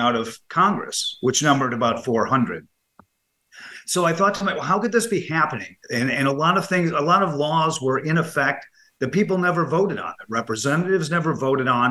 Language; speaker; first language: English; native; English